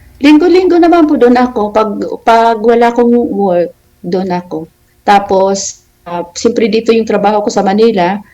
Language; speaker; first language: Filipino; non-native, local second language; Waray